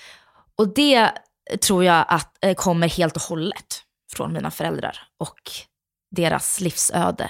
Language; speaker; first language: Swedish; native; Swedish